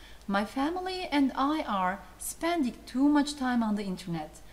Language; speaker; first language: English; non-native, fluent; Turkish